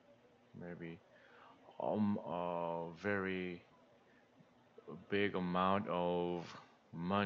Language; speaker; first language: English; non-native, learner; Korean